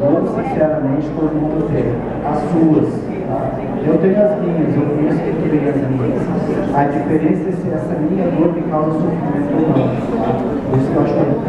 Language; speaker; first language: Portuguese; native; Portuguese